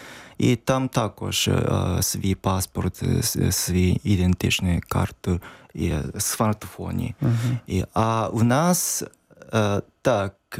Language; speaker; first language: Ukrainian; non-native, learner; Japanese